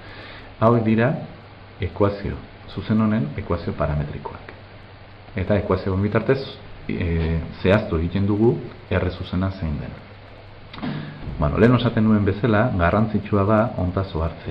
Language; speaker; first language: Basque; native; Basque